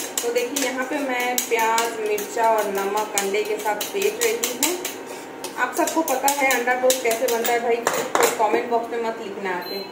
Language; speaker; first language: Hindi; non-native, local second language; Bangla